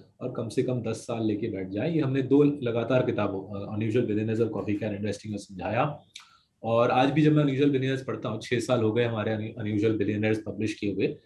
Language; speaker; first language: Hindi; non-native, local second language; Bangla